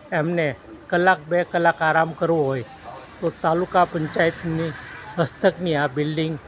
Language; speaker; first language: Gujarati; native; Gujarati